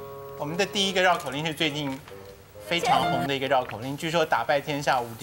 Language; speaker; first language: Chinese; native; Chinese